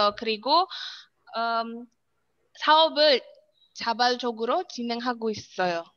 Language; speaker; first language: Korean; non-native, learner; Indonesian